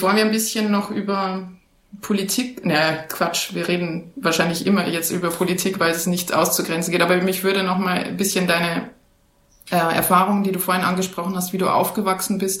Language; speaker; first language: German; native; German